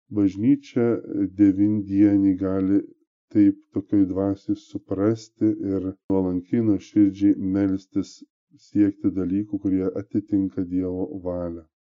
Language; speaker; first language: Lithuanian; native; Lithuanian